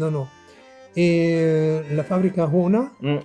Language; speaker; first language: Spanish; non-native, learner; German